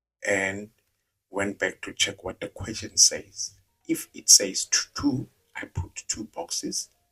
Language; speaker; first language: English; non-native, local second language; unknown